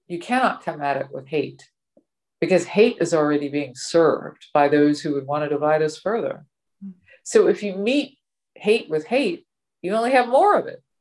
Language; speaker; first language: English; native; English